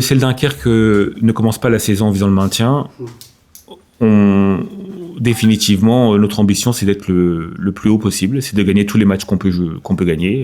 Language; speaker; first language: French; native; French